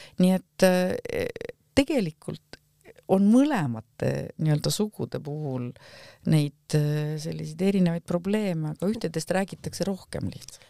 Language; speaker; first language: Estonian; native; Estonian